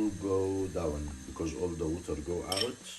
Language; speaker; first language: English; non-native, learner; Arabic